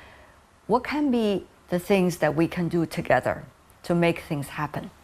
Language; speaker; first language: English; non-native, fluent; Chinese